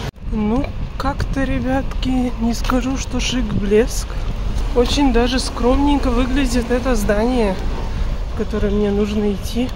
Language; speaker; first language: Russian; native; Russian